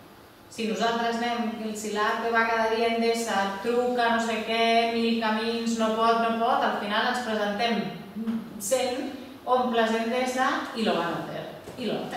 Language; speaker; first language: Catalan; native; Catalan